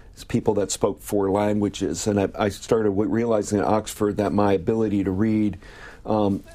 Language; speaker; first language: English; native; English